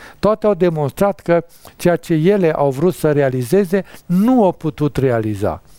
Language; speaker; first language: Romanian; native; Romanian